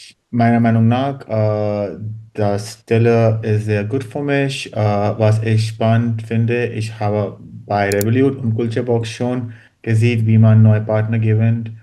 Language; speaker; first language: German; non-native, learner; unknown